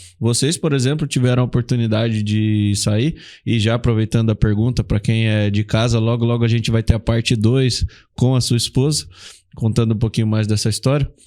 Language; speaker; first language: Portuguese; native; Portuguese